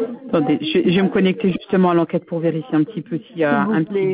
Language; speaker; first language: French; native; French